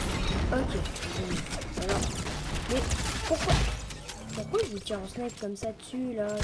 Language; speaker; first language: French; native; French